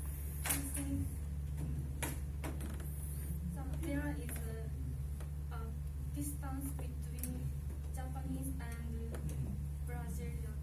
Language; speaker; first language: English; non-native, learner; Japanese